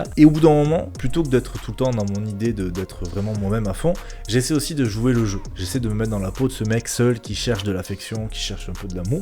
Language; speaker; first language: French; native; French